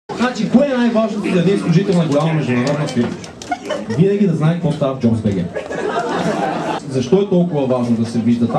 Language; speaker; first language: Bulgarian; native; Bulgarian